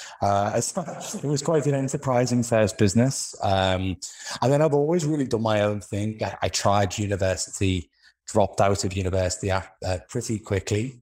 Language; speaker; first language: English; native; English